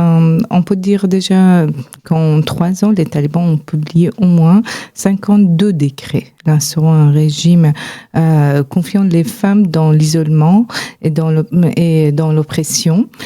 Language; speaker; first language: French; non-native, fluent; Persian